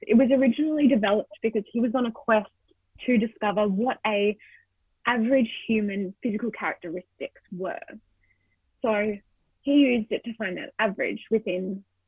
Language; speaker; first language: English; native; English